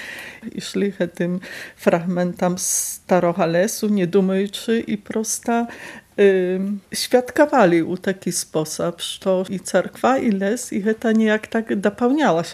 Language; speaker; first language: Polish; non-native, local second language; Belarusian